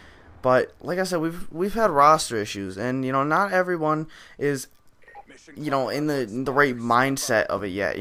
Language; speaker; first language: English; native; English